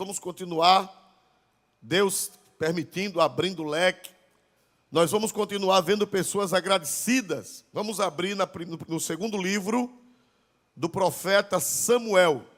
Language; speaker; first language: Portuguese; native; Portuguese